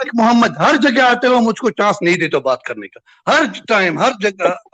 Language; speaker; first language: Hindi; non-native, fluent; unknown